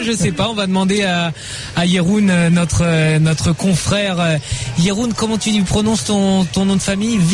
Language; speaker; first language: French; native; French